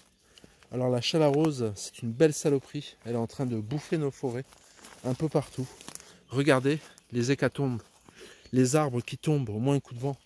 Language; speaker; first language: French; native; French